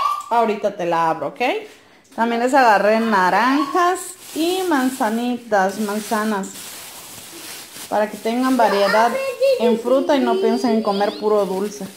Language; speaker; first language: Spanish; native; Spanish